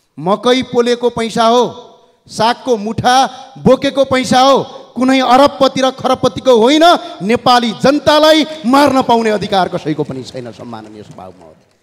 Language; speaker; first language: Nepali; native; Nepali